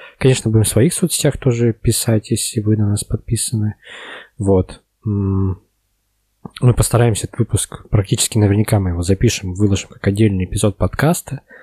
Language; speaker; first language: Russian; native; Russian